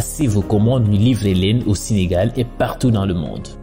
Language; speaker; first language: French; non-native, local second language; Wolof